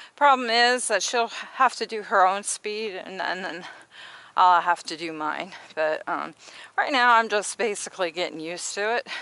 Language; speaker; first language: English; native; English